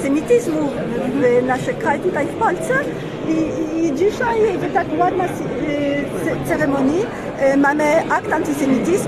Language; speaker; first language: Polish; non-native, learner; French